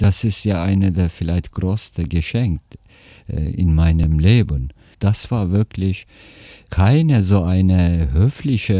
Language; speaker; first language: German; non-native, fluent; Turkish